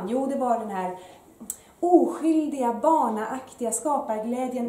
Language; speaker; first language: Swedish; early bilingual, other home language; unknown